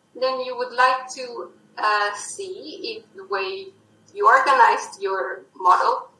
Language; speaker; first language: English; non-native, fluent; Spanish